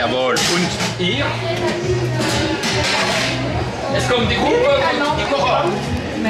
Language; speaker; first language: German; non-native, learner; French